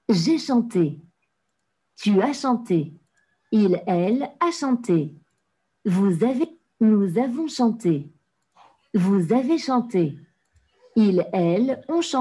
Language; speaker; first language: French; non-native, learner; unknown